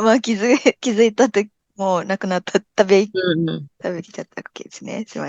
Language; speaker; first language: Japanese; non-native, fluent; Indonesian